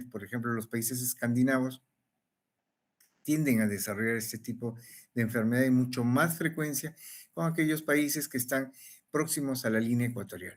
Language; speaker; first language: Spanish; native; Spanish